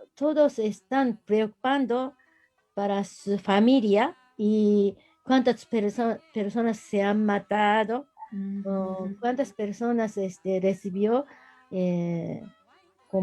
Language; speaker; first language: Spanish; non-native, learner; Japanese